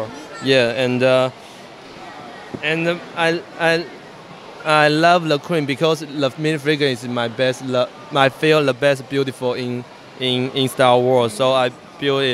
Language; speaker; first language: English; non-native, learner; Chinese